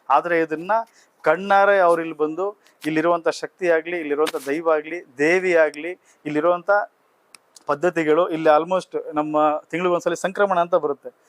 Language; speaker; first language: Kannada; native; Kannada